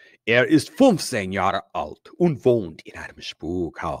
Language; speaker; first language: German; non-native, fluent; English